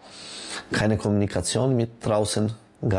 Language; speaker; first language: German; non-native, local second language; French